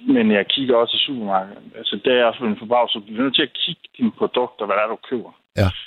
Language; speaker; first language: Danish; native; Danish